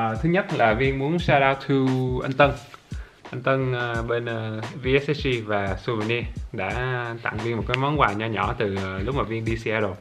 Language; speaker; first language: Vietnamese; early bilingual, heritage; Vietnamese